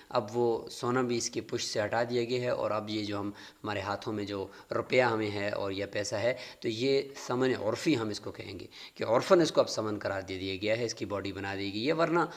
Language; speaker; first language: Urdu; native; Urdu